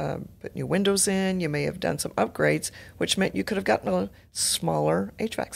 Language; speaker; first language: English; native; English